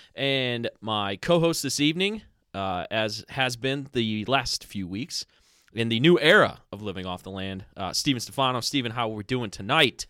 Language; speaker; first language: English; early bilingual, other home language; Italian